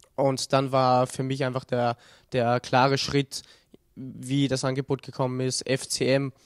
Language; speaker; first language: German; native; German